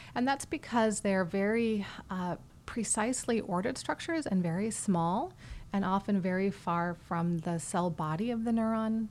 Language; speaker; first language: English; native; English